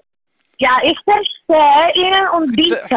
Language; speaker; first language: German; non-native, learner; Estonian